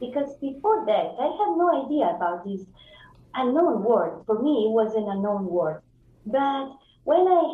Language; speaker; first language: English; non-native, fluent; Italian